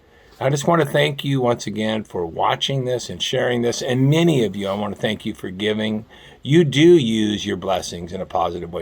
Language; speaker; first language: English; native; English